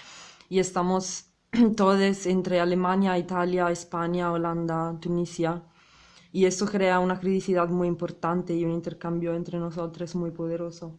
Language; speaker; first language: Spanish; non-native, fluent; Italian